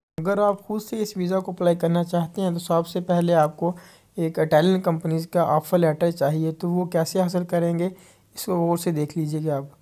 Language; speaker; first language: Urdu; non-native, local second language; Punjabi